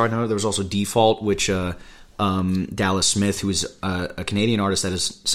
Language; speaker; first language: English; native; English